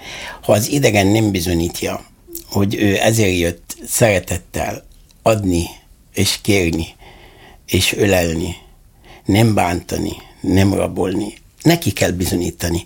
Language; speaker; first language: Hungarian; non-native, fluent; Arabic